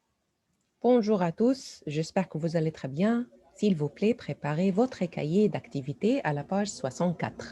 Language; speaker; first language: French; non-native, local second language; Arabic